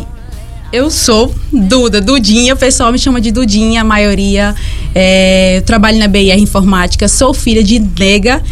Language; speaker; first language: Portuguese; native; Portuguese